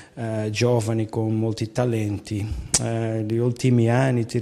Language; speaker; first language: Italian; non-native, learner; Portuguese